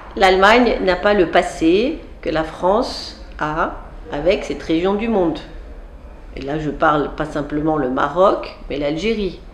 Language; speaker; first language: French; native; French